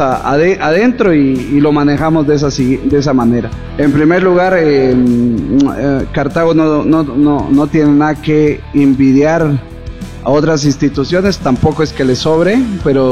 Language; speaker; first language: Spanish; native; Spanish